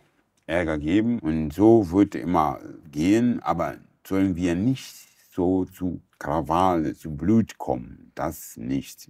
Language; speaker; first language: German; non-native, local second language; Portuguese